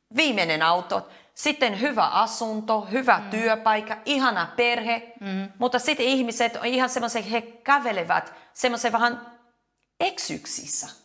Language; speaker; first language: Finnish; non-native, learner; Portuguese